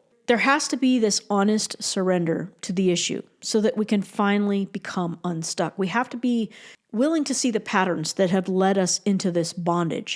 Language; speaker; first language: English; native; English